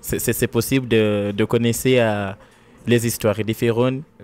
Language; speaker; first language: French; non-native, learner; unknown